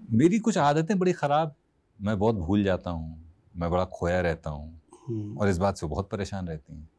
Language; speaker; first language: Hindi; native; Hindi